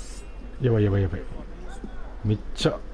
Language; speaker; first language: Japanese; native; Japanese